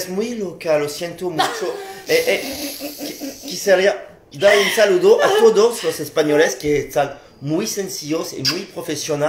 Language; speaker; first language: Spanish; non-native, learner; French